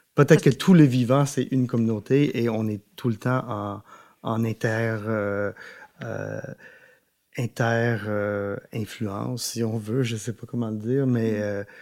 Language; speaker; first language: French; non-native, local second language; English